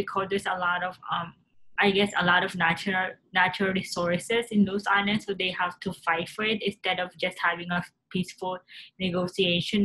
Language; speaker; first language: English; non-native, local second language; Filipino